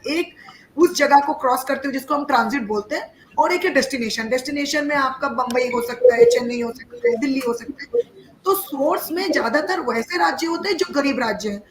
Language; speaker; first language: Hindi; non-native, local second language; Bangla